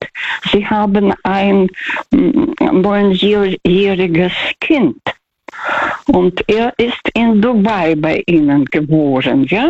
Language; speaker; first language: German; non-native, fluent; Russian